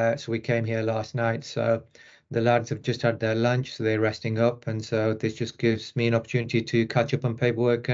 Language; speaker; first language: English; native; English